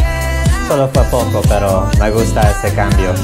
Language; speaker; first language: Spanish; non-native, learner; English